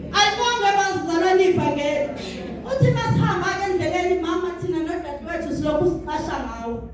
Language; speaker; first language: Zulu; non-native, local second language; Southern Sotho